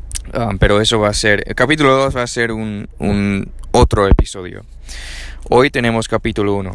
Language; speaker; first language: Spanish; non-native, learner; English